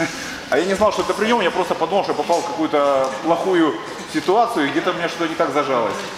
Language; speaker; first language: Russian; native; Russian